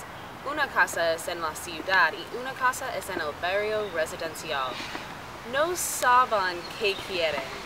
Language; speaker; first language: Spanish; non-native, learner; English